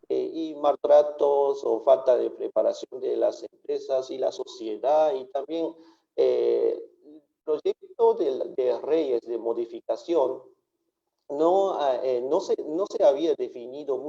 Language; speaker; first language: Spanish; non-native, fluent; Japanese